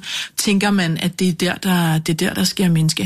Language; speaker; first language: Danish; native; Danish